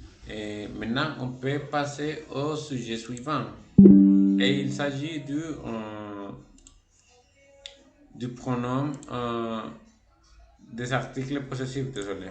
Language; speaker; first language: French; non-native, fluent; Spanish